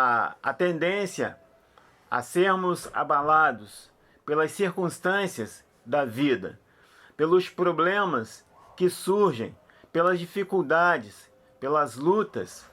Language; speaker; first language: Portuguese; native; Portuguese